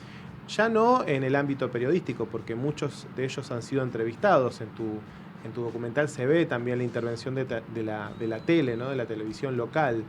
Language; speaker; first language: Spanish; native; Spanish